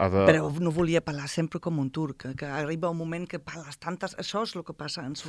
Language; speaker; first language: Catalan; non-native, fluent; German